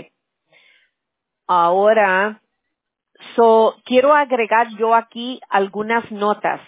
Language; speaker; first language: Spanish; early bilingual, heritage; English